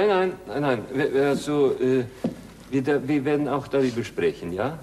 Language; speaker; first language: German; non-native, fluent; Swedish